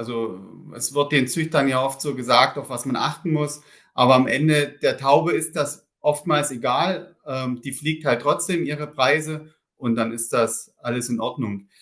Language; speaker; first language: German; native; German